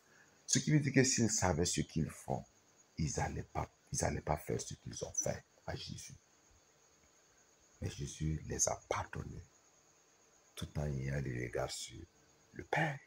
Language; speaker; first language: French; non-native, local second language; Mossi